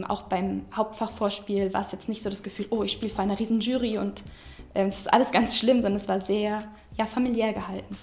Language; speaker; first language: German; native; German